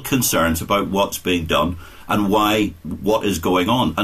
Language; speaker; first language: English; native; English